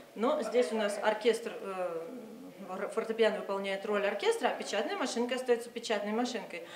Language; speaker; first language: Russian; native; Russian